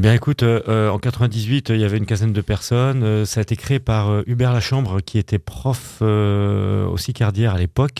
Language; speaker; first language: French; native; French